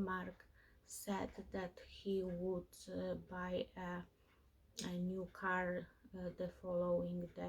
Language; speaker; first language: English; non-native, learner; Polish